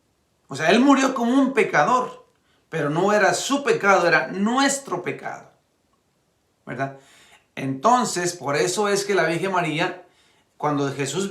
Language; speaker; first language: Spanish; native; Spanish